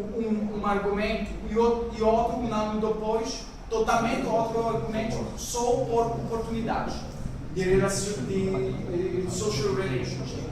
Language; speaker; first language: Portuguese; non-native, learner; French